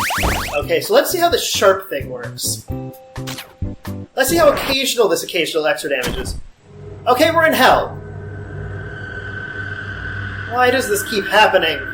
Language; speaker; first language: English; native; English